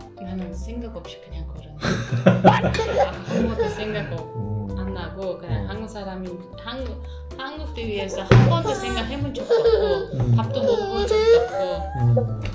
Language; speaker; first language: Korean; non-native, local second language; Uzbek